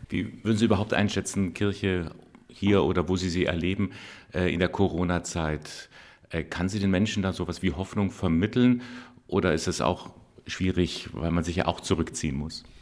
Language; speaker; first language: German; native; German